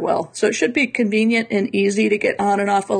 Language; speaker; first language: English; native; English